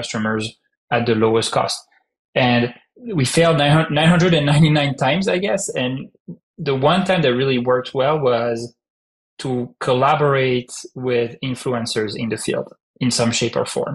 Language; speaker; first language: English; non-native, fluent; French